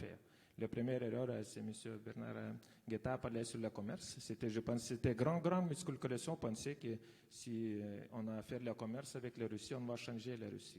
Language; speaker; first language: French; non-native, fluent; Lithuanian